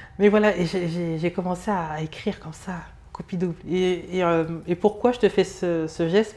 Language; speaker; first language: French; early bilingual, other home language; Lingala